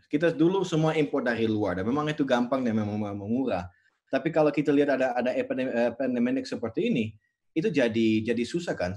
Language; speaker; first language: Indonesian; non-native, fluent; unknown